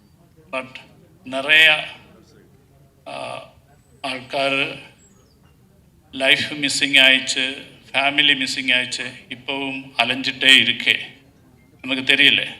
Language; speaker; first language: Tamil; non-native, learner; Malayalam